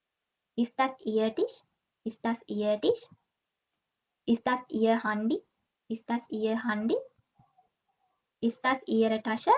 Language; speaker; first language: German; non-native, learner; Sinhala